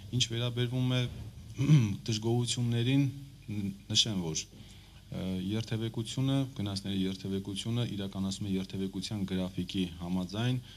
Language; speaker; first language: Armenian; native; Armenian